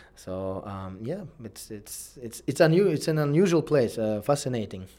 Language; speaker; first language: English; non-native, fluent; Russian